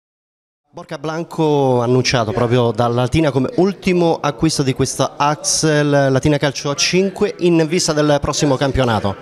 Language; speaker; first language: Italian; native; Italian